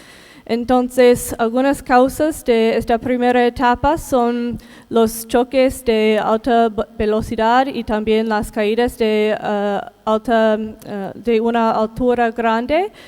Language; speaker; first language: Spanish; non-native, fluent; English